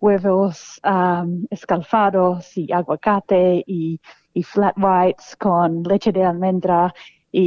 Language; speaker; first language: Spanish; non-native, fluent; English